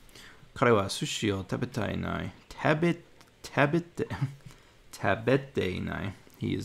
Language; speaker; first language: Japanese; non-native, learner; English